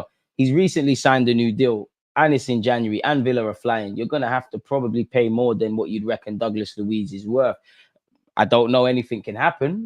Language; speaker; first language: English; native; English